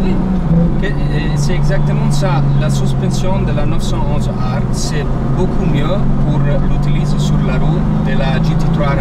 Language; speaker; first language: French; non-native, learner; Italian